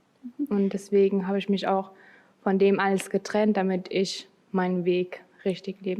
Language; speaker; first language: German; early bilingual, other home language; Turkish